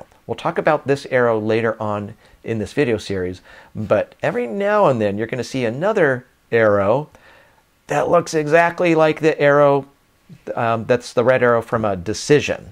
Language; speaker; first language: English; native; English